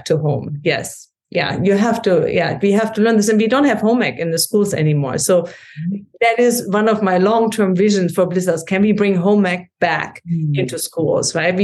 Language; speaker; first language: English; non-native, fluent; German